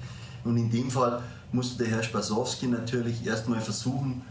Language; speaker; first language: German; native; German